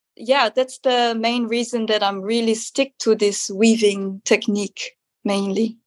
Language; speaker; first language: English; non-native, fluent; Korean